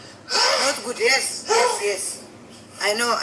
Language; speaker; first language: English; non-native, learner; Amharic